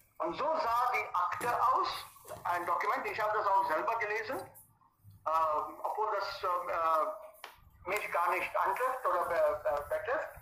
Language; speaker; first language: German; non-native, fluent; Hindi